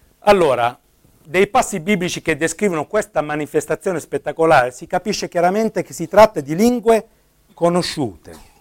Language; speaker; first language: Italian; native; Italian